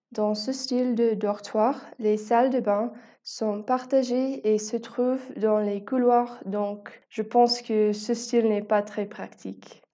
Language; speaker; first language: French; non-native, fluent; English